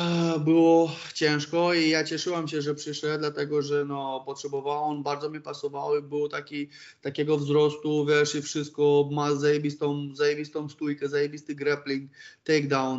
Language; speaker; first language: Polish; non-native, fluent; Romanian